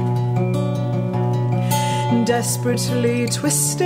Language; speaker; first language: English; native; English